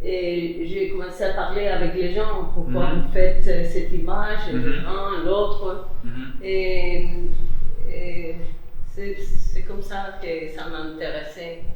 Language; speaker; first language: French; non-native, fluent; Spanish